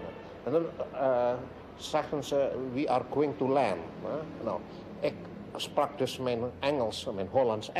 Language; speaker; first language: Dutch; non-native, local second language; Indonesian